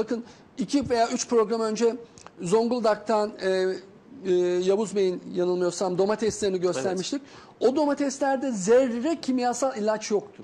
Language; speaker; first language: Turkish; native; Turkish